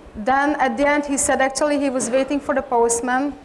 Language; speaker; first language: English; non-native, learner; Hungarian